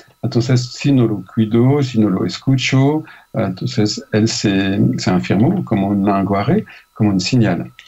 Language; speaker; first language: Spanish; non-native, fluent; French